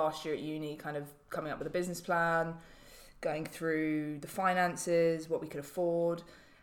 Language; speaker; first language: English; native; English